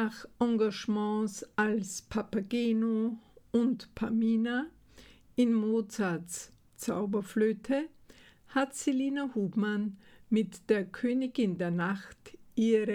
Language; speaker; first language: German; native; German